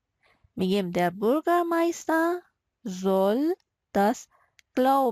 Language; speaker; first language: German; non-native, fluent; Persian